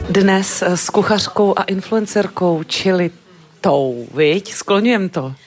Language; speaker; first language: Czech; native; Czech